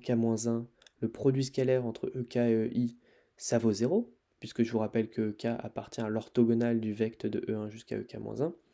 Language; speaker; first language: French; native; French